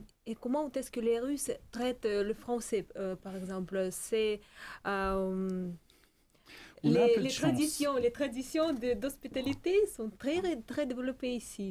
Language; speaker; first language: French; non-native, fluent; Russian